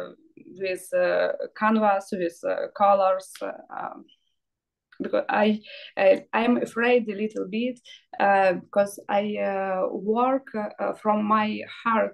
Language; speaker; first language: English; non-native, learner; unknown